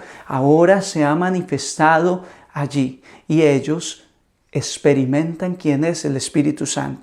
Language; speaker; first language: Spanish; native; Spanish